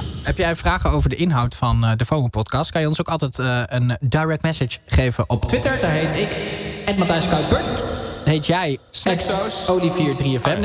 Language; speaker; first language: Dutch; native; Dutch